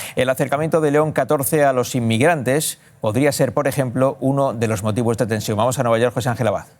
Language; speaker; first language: Spanish; native; Spanish